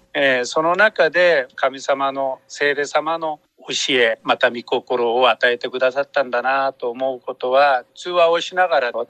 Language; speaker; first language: Japanese; non-native, fluent; Korean